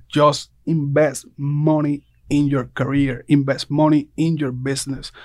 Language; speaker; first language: English; non-native, fluent; Spanish